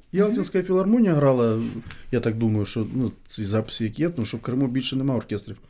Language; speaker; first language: Ukrainian; non-native, fluent; Crimean Tatar